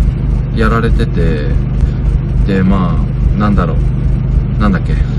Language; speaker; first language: Japanese; native; Japanese